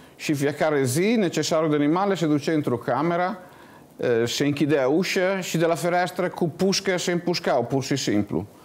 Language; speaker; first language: Romanian; non-native, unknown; Italian